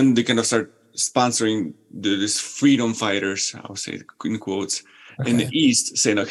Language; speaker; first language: English; non-native, fluent; Ukrainian